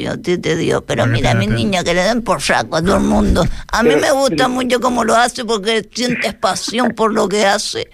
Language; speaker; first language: Spanish; native; Spanish